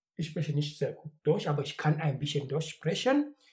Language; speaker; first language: German; non-native, learner; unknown